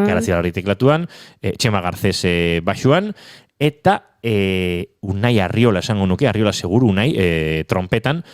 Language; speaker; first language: Basque; native; Basque